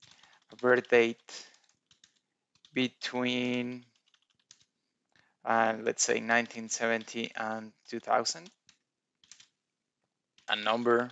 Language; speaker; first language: English; non-native, fluent; Spanish